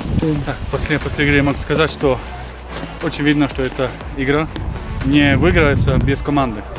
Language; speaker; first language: Russian; non-native, learner; French